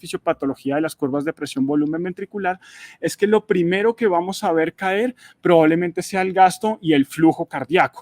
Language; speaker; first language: Spanish; native; Spanish